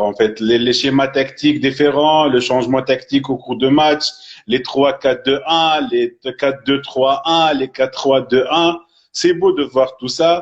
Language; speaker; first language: French; non-native, fluent; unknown